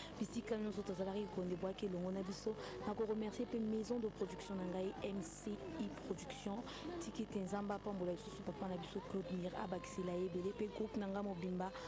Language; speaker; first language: Lingala; native; Lingala